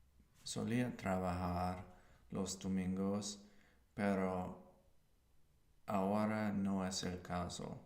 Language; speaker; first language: Spanish; non-native, learner; English